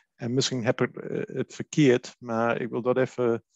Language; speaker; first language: Dutch; non-native, fluent; English